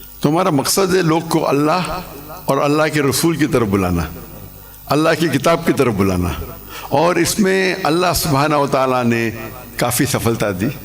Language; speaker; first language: Urdu; non-native, local second language; English